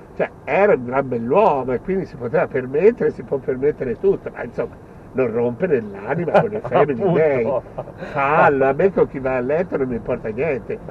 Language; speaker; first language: Italian; native; Italian